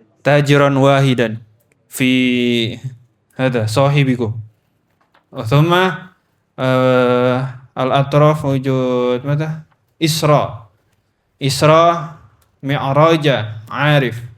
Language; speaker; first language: Arabic; non-native, learner; Indonesian